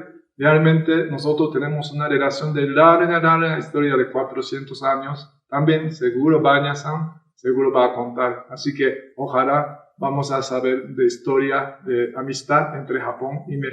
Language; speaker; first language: Spanish; non-native, fluent; Japanese